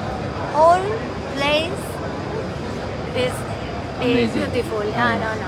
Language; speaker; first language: English; non-native, learner; Spanish